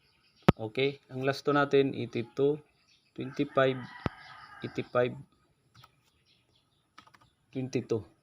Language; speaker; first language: Filipino; non-native, local second language; Waray